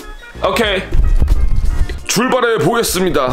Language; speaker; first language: Korean; early bilingual, heritage; Korean